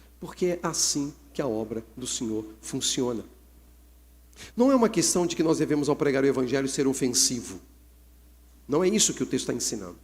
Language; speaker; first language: Portuguese; native; Portuguese